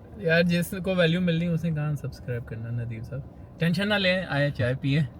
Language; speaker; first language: Urdu; non-native, local second language; Punjabi